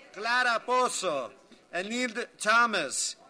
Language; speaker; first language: Spanish; early bilingual, heritage; Spanish